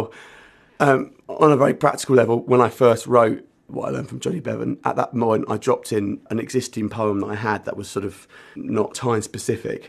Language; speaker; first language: English; native; English